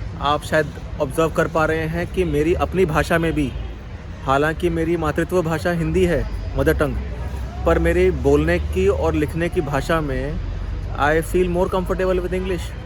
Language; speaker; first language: Hindi; native; Hindi